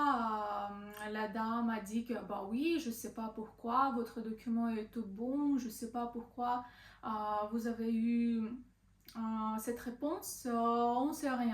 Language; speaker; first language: French; non-native, learner; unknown